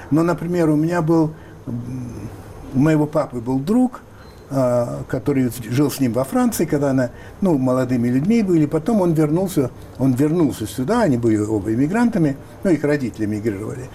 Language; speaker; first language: Russian; non-native, fluent; French